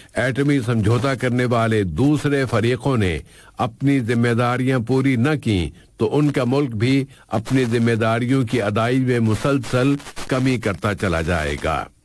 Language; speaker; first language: Urdu; native; Urdu